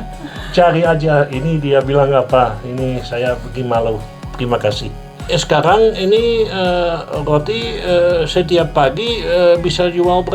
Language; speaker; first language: Indonesian; non-native, fluent; Dutch